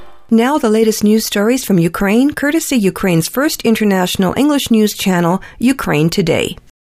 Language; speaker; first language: English; early bilingual, other home language; Ukrainian